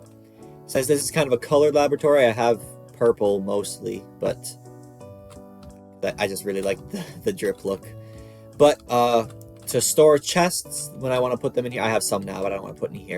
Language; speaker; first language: English; native; English